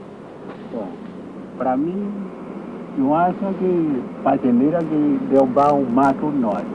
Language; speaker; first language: Portuguese; non-native, local second language; Kayapó